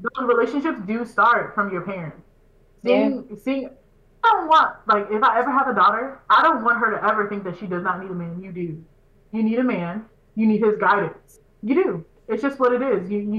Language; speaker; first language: English; native; English